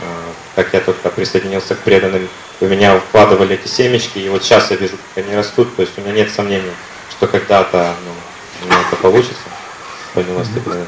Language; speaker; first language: Russian; native; Russian